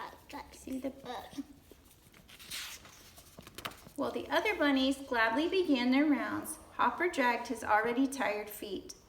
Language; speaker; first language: English; native; English